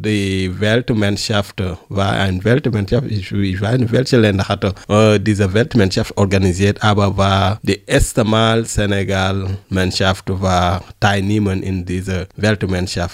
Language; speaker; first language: German; non-native, learner; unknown